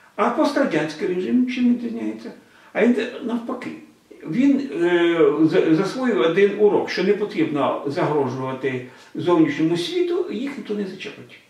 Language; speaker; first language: Ukrainian; non-native, local second language; Russian